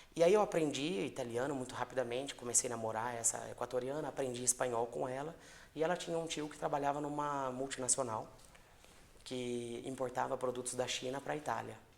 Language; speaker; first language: Portuguese; native; Portuguese